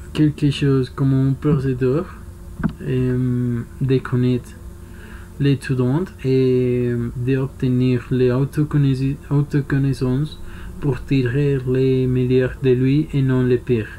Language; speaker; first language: French; non-native, learner; Spanish